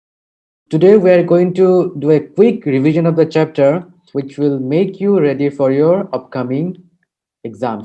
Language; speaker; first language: English; non-native, local second language; Hindi